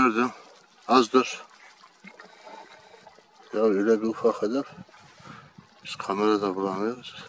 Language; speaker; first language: Turkish; native; Turkish